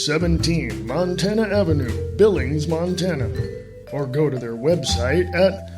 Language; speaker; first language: English; native; English